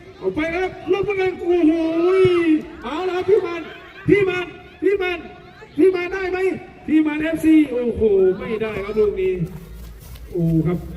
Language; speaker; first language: Thai; native; Thai